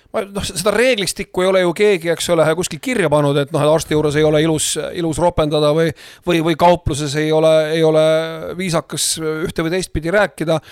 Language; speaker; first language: Estonian; native; Estonian